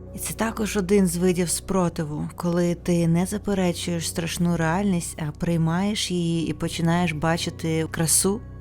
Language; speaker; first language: Ukrainian; non-native, local second language; Russian